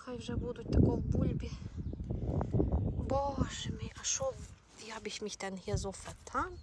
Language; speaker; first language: German; non-native, fluent; Ukrainian